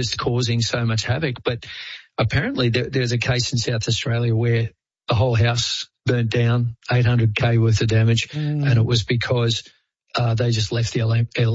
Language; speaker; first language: English; native; English